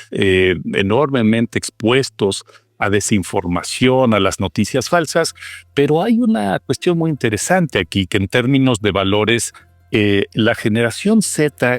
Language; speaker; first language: Spanish; native; Spanish